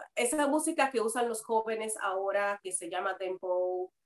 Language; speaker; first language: Spanish; native; Spanish